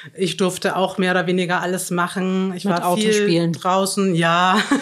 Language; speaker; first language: German; native; German